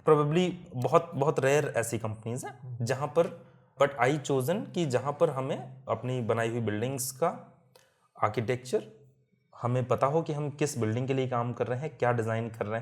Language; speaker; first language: Hindi; native; Hindi